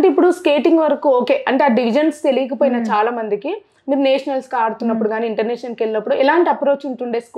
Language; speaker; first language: Telugu; native; Telugu